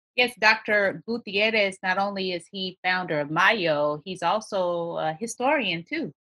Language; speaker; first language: English; native; English